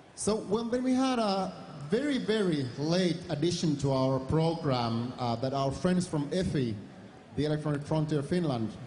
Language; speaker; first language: English; non-native, fluent; Finnish